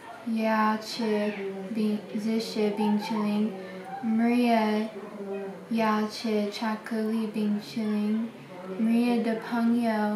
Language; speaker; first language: Chinese; non-native, learner; English